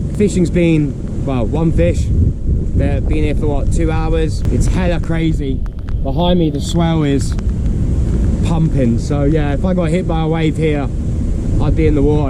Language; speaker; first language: English; native; English